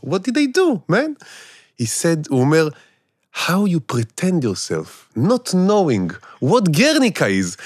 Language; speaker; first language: English; non-native, fluent; Hebrew